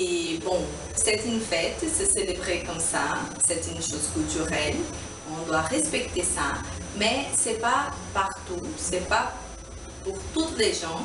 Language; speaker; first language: French; non-native, learner; Portuguese